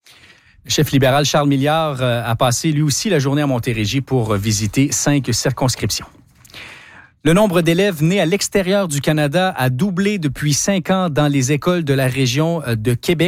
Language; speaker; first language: French; native; French